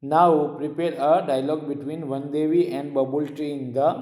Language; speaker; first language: English; non-native, local second language; Gujarati